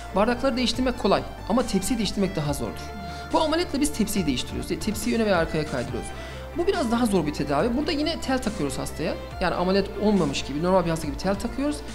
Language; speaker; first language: Turkish; early bilingual, heritage; Turkish